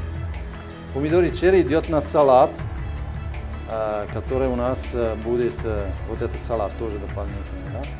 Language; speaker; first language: Russian; non-native, fluent; Italian